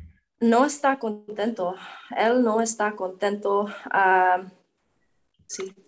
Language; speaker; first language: Spanish; non-native, learner; English